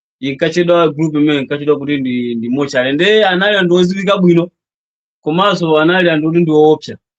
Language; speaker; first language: Nyanja; non-native, local second language; Yao